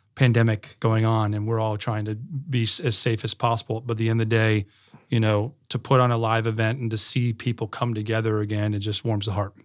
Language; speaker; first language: English; native; English